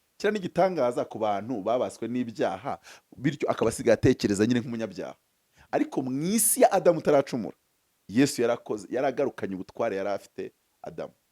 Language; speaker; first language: Kinyarwanda; early bilingual, heritage; Kinyarwanda